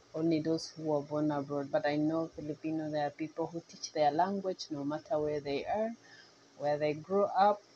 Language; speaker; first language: English; non-native, local second language; Nyankole